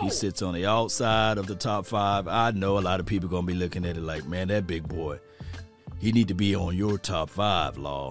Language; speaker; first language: English; native; English